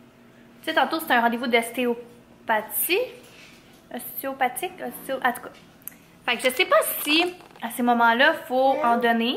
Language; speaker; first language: French; native; French